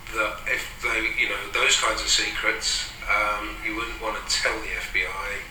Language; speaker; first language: English; native; English